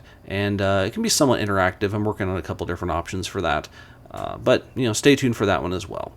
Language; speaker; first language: English; native; English